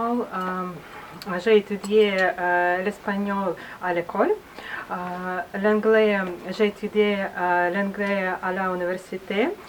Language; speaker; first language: French; non-native, learner; Russian